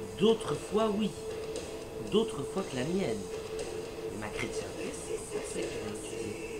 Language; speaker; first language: French; early bilingual, other home language; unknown